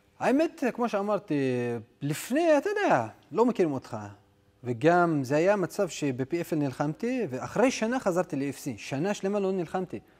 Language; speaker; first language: Hebrew; non-native, local second language; Adyghe